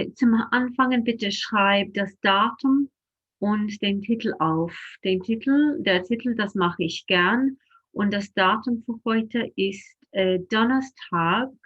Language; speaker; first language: German; non-native, fluent; English